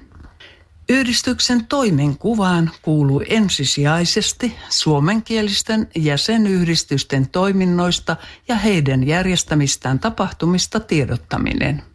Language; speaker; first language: Finnish; native; Finnish